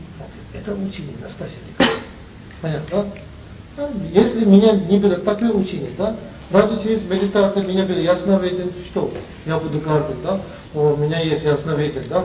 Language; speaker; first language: Russian; non-native, learner; Tibetan